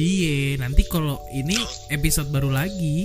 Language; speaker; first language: Indonesian; native; Indonesian